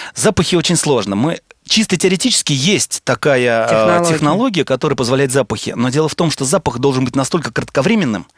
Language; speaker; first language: Russian; native; Russian